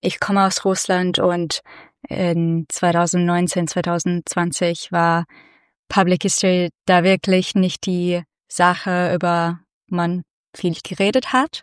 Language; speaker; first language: German; non-native, fluent; Russian